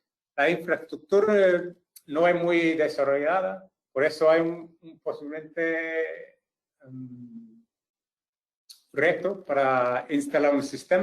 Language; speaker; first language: Spanish; non-native, fluent; English